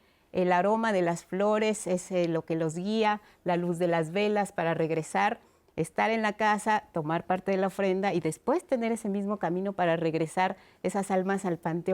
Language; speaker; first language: Spanish; native; Spanish